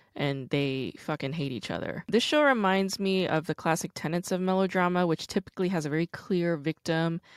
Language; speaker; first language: English; native; English